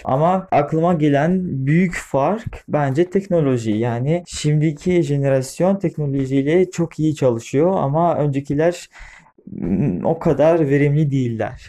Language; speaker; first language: Turkish; non-native, fluent; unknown